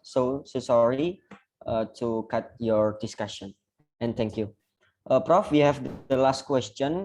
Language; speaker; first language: English; non-native, learner; Indonesian